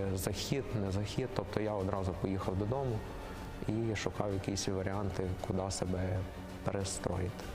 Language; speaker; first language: Ukrainian; native; Ukrainian